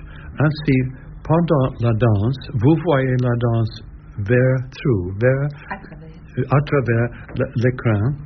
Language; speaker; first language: French; non-native, learner; English